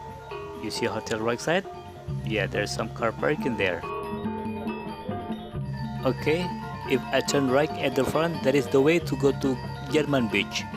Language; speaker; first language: English; non-native, local second language; Indonesian